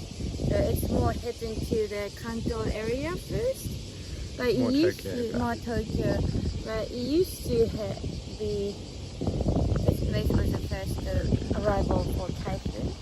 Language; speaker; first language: English; non-native, fluent; Japanese